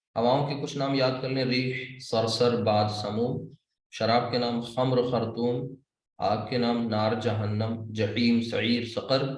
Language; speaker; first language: Urdu; native; Urdu